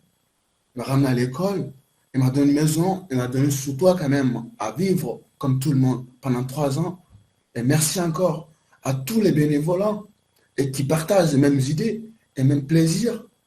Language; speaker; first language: French; non-native, learner; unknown